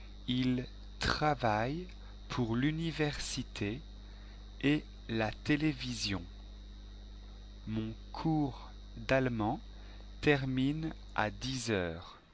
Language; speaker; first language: French; non-native, learner; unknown